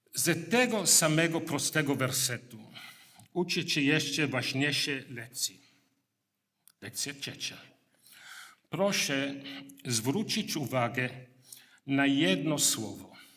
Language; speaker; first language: Polish; non-native, learner; English